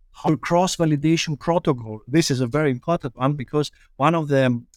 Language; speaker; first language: English; early bilingual, other home language; German